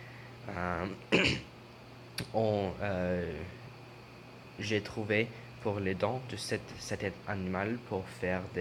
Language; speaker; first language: French; non-native, learner; English